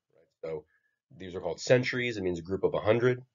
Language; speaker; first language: English; native; English